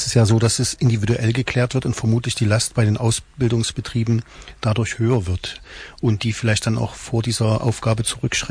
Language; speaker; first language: German; native; German